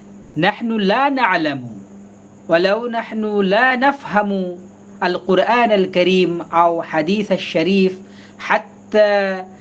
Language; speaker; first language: Arabic; non-native, fluent; Bangla